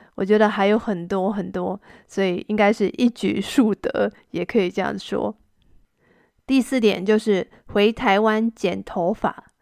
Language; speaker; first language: Chinese; native; Chinese